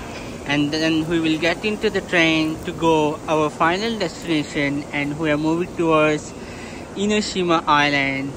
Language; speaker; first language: English; non-native, local second language; Urdu